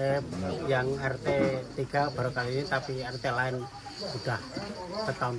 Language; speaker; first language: Indonesian; non-native, local second language; Javanese